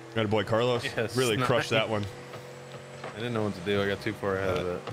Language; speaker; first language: English; native; English